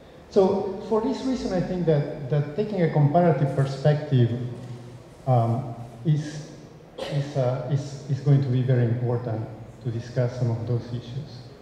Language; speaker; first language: English; non-native, fluent; Spanish